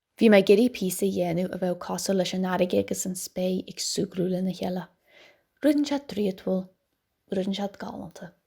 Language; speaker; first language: Irish; native; Irish